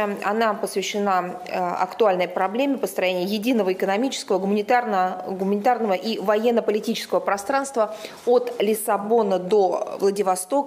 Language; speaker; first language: Russian; native; Russian